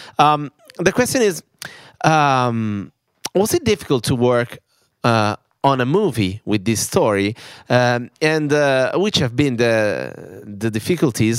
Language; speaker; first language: English; non-native, fluent; Italian